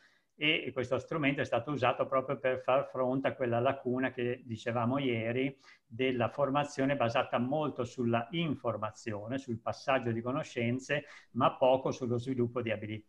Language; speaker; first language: Italian; native; Italian